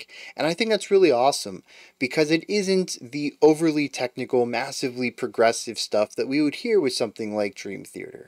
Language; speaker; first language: English; native; English